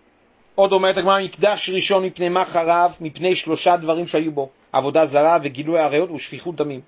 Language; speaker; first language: Hebrew; native; Hebrew